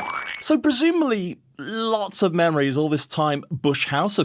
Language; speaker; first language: English; native; English